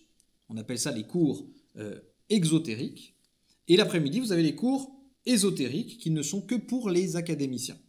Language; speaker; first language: French; native; French